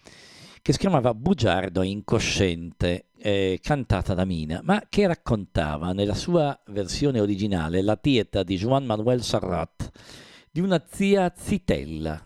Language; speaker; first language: Italian; native; Italian